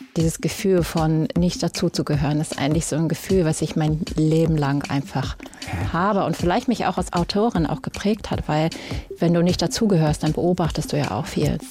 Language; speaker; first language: German; early bilingual, other home language; English